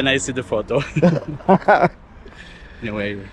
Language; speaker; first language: English; non-native, learner; Italian